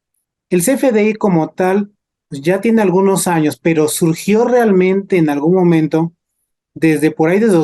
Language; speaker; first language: Spanish; native; Spanish